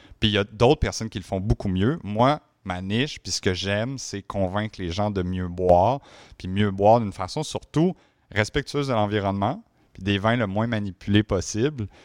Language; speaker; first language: French; native; French